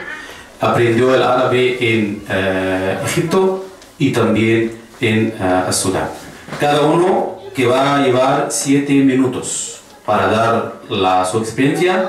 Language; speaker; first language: Spanish; non-native, fluent; Arabic